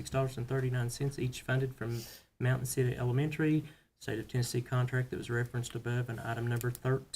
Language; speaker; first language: English; native; English